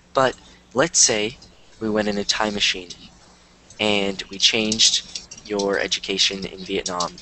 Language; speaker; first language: English; native; English